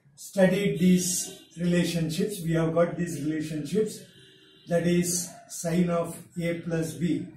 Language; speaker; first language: English; non-native, local second language; Kannada